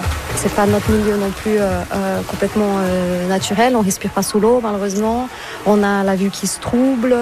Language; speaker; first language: French; non-native, fluent; Portuguese